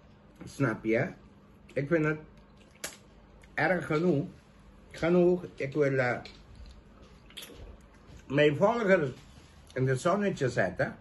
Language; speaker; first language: Dutch; non-native, local second language; Caribbean Hindustani